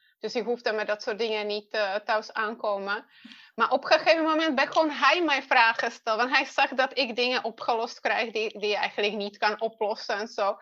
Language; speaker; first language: Dutch; non-native, fluent; Czech